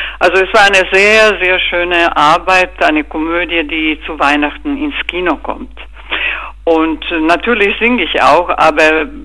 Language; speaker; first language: German; non-native, fluent; Croatian